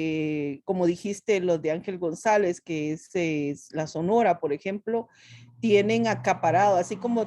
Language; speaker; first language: Spanish; native; Spanish